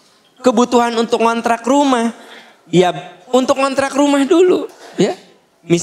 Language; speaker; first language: Indonesian; non-native, local second language; Sundanese